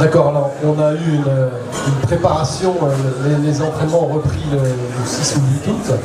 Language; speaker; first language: French; native; French